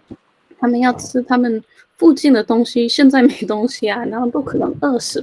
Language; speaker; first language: Chinese; early bilingual, heritage; Chinese